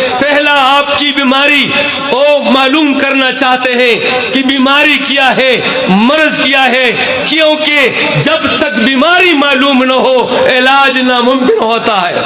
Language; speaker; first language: Urdu; non-native, local second language; Pashto